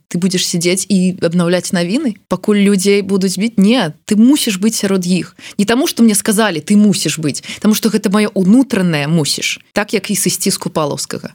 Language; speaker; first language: Belarusian; non-native, local second language; Russian